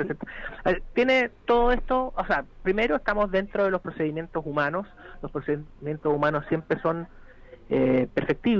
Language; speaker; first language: Spanish; native; Spanish